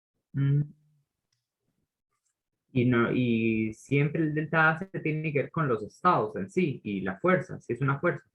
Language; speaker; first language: Spanish; native; Spanish